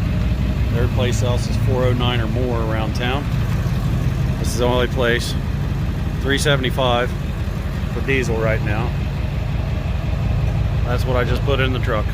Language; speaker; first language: English; native; English